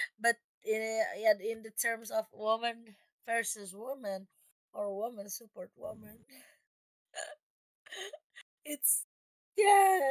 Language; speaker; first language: English; non-native, fluent; Indonesian